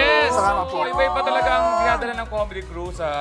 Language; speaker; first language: Filipino; native; Filipino